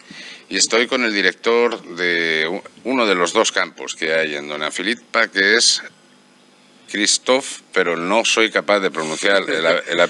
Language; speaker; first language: Spanish; native; Spanish